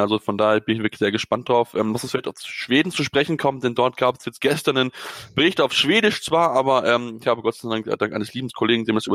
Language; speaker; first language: German; native; German